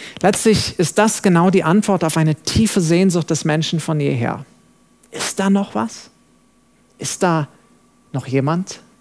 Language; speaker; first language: German; non-native, fluent; English